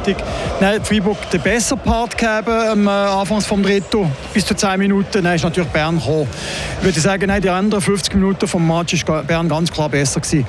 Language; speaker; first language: German; native; German